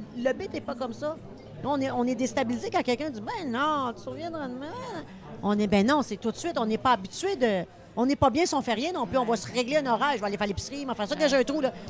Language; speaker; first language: French; native; French